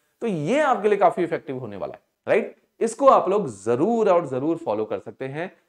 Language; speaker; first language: Hindi; non-native, local second language; Punjabi